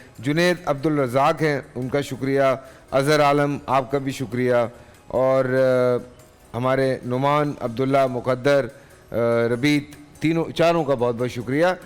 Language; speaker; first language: Urdu; native; Urdu